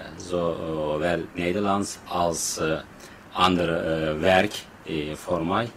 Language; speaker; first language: Dutch; non-native, learner; Turkish